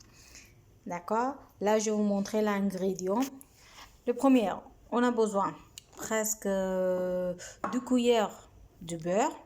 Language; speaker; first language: French; non-native, fluent; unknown